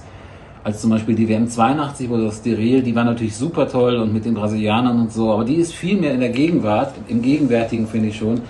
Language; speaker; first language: German; native; German